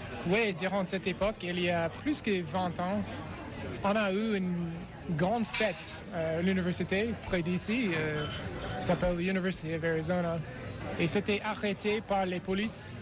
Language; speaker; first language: French; non-native, fluent; English